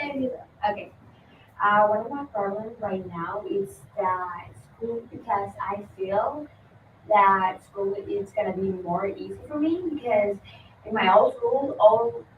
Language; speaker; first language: English; non-native, learner; Spanish